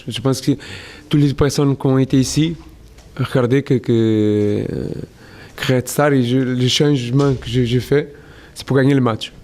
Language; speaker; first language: French; non-native, learner; Portuguese